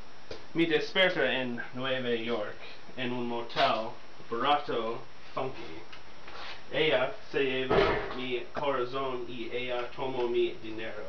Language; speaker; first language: Spanish; non-native, learner; English